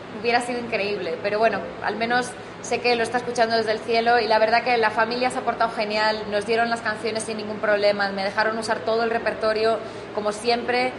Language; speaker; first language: Spanish; native; Spanish